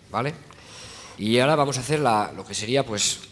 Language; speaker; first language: Spanish; native; Spanish